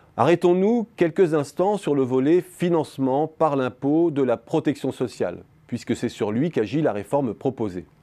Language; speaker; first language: French; native; French